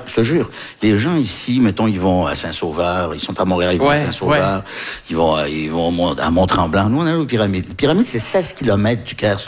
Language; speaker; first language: French; early bilingual, heritage; French